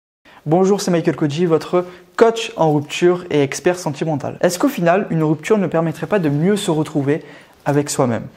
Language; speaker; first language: French; native; French